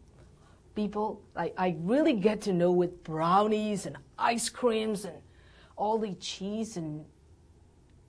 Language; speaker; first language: English; non-native, learner; Burmese